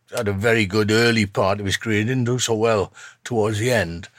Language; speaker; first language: English; native; English